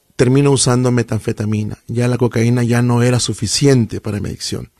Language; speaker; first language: Spanish; native; Spanish